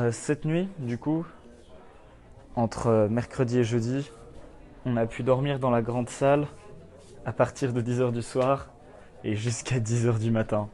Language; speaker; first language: French; native; French